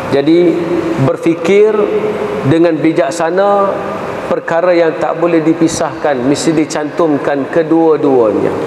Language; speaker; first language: Malay; native; Malay